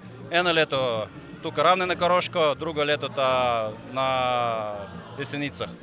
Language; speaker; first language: Slovenian; non-native, learner; Russian